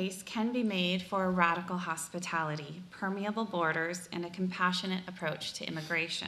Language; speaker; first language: English; native; English